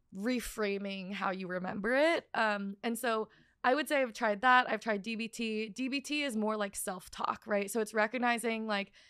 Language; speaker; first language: English; native; English